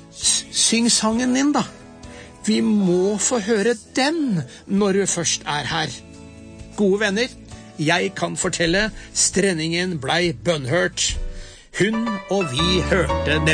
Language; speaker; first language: Norwegian; native; Norwegian